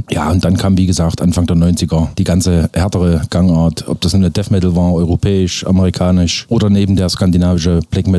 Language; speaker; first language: German; native; German